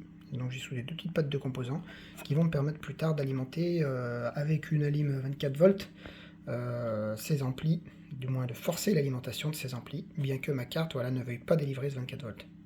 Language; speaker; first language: French; native; French